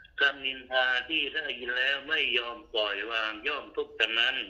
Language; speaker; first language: Thai; non-native, local second language; Northeastern Thai